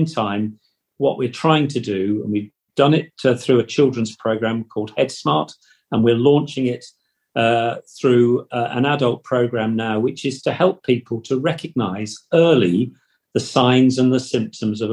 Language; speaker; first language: English; native; English